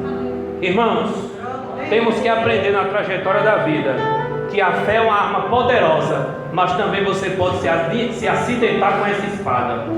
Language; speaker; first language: Portuguese; native; Portuguese